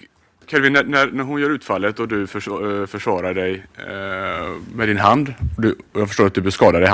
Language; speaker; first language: Swedish; native; Swedish